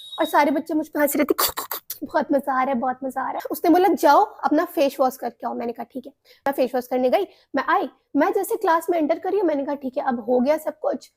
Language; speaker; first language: Hindi; native; Hindi